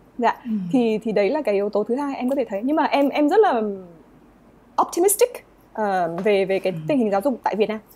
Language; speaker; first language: Vietnamese; native; Vietnamese